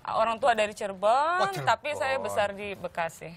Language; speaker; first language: Indonesian; native; Indonesian